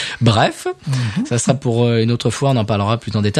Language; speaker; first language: French; native; French